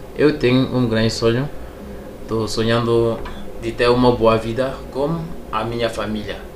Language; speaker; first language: Portuguese; non-native, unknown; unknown